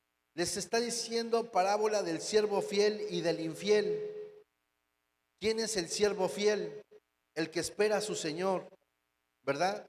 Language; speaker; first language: Spanish; native; Spanish